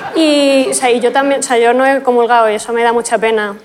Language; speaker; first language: Spanish; native; Spanish